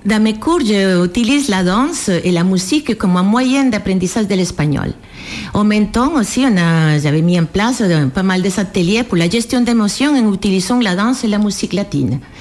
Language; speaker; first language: French; non-native, fluent; Spanish